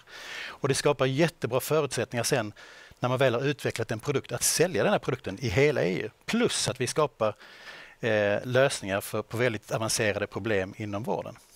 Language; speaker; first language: Swedish; native; Swedish